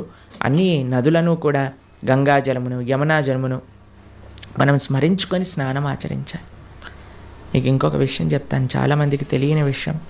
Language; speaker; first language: Telugu; native; Telugu